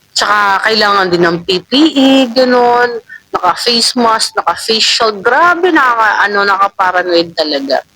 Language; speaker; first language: Filipino; non-native, local second language; Waray